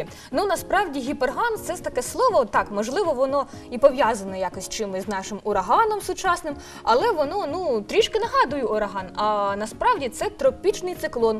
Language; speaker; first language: Ukrainian; native; Ukrainian